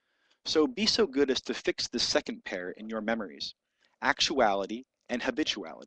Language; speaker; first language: English; native; English